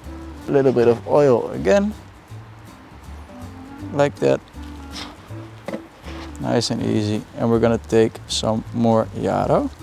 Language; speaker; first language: English; non-native, fluent; Dutch